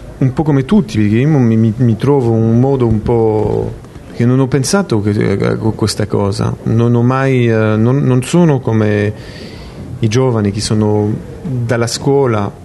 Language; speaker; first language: Italian; non-native, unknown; French